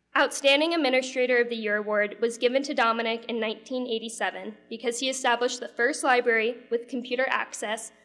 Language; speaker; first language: English; native; English